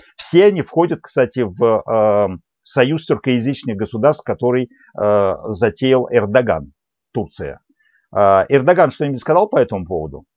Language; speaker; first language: Russian; native; Russian